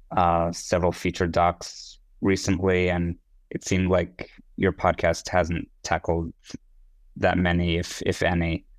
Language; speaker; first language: English; non-native, fluent; Hebrew